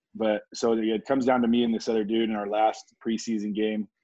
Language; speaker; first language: English; native; English